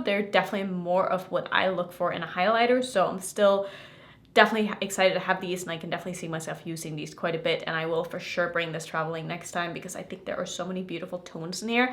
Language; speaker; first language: English; native; English